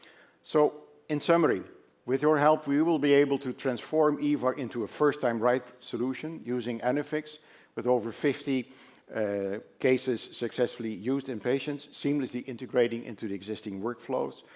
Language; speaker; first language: English; non-native, fluent; Dutch